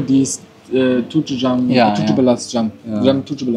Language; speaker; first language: Indonesian; non-native, learner; German